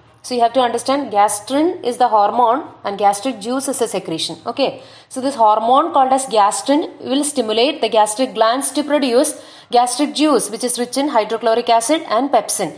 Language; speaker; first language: English; non-native, local second language; Malayalam